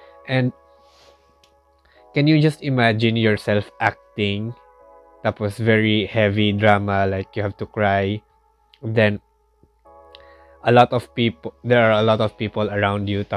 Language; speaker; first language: English; non-native, local second language; Filipino